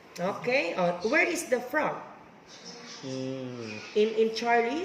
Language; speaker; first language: English; non-native, fluent; Vietnamese